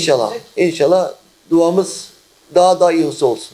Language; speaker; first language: Turkish; native; Turkish